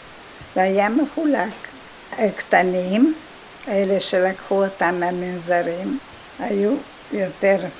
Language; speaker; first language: Hebrew; non-native, fluent; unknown